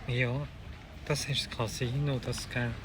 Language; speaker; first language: German; native; German